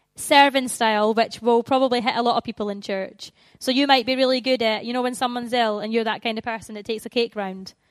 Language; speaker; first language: English; native; English